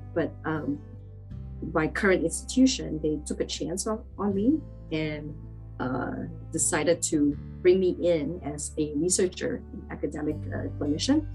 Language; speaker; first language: English; non-native, local second language; Chinese